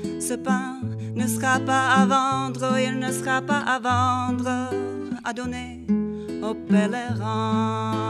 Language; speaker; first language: French; non-native, fluent; Czech